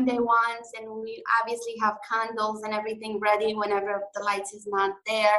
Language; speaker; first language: English; non-native, fluent; Arabic